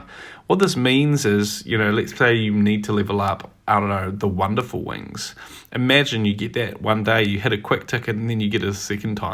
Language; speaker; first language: English; native; English